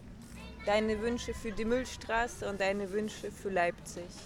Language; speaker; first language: German; native; German